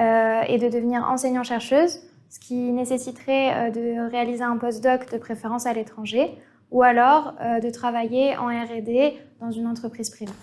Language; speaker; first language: French; native; French